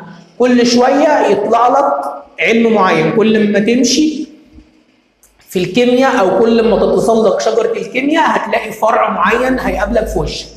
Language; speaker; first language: Arabic; native; Arabic